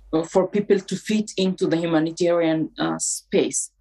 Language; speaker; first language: English; non-native, fluent; Amharic